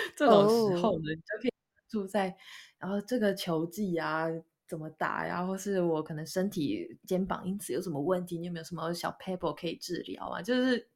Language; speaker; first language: Chinese; native; Chinese